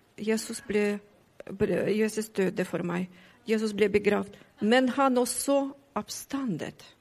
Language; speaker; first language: Norwegian; non-native, learner; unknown